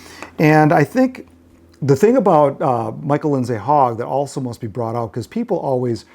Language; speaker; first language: English; native; English